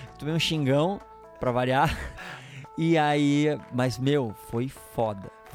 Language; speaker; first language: Portuguese; native; Portuguese